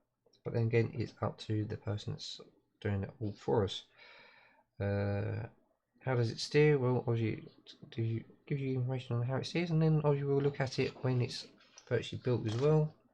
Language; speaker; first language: English; native; English